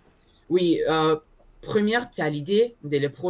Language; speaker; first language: French; non-native, learner; Spanish